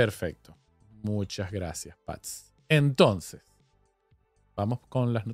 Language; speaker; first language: Spanish; native; Spanish